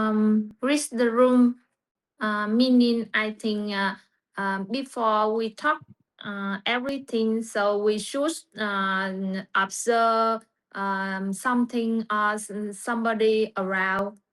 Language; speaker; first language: English; non-native, learner; Vietnamese